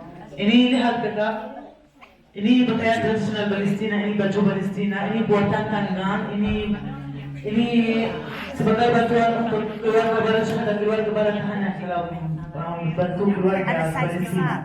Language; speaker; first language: Indonesian; non-native, fluent; Arabic